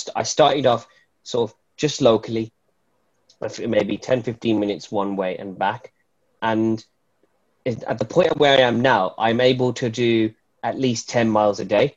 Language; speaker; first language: English; native; English